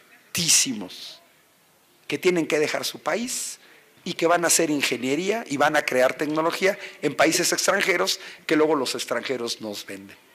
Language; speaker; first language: Spanish; native; Spanish